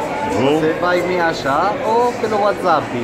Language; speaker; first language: Portuguese; non-native, fluent; Arabic